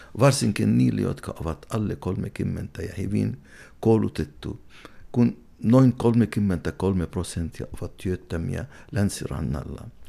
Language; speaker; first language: Finnish; non-native, fluent; Arabic